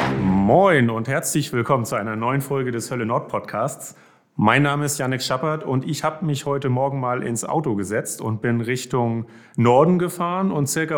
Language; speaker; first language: German; native; German